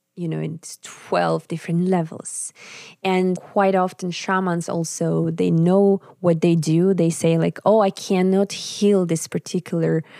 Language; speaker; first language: English; non-native, fluent; Russian